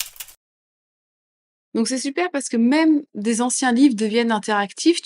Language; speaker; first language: French; native; French